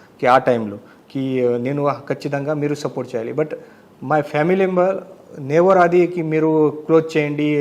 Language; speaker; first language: Telugu; non-native, learner; Marathi